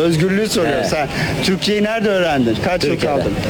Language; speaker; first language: Turkish; native; Turkish